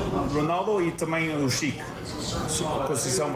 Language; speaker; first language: Portuguese; early bilingual, heritage; Portuguese